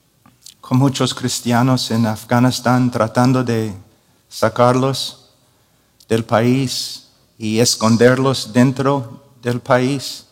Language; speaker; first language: Spanish; non-native, fluent; English